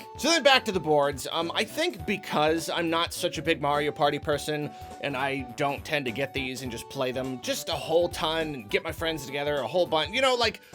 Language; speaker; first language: English; native; English